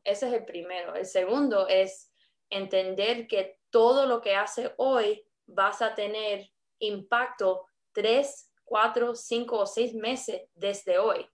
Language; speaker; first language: Spanish; early bilingual, heritage; English